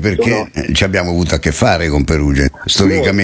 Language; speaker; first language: Italian; native; Italian